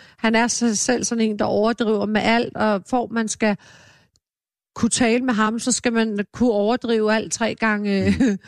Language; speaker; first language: Danish; native; Danish